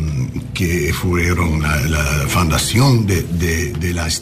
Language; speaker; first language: Spanish; non-native, learner; English